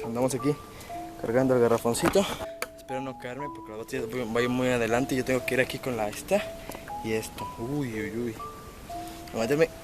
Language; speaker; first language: Spanish; native; Spanish